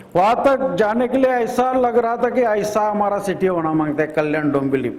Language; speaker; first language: Hindi; non-native, local second language; Marathi